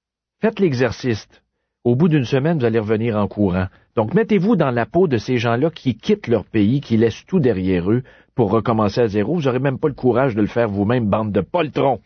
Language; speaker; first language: French; native; French